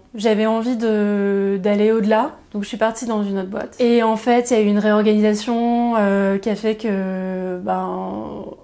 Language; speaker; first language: French; native; French